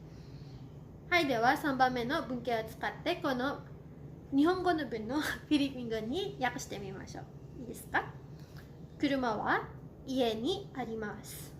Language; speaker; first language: Japanese; non-native, fluent; Cebuano